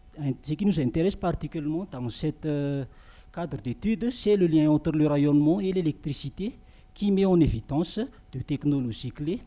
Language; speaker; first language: French; non-native, local second language; Malagasy